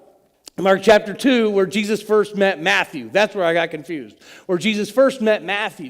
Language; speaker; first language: English; native; English